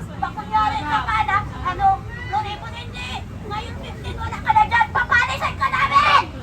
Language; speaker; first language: Filipino; non-native, local second language; Cebuano